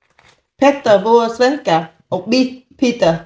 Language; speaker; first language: Swedish; non-native, learner; Vietnamese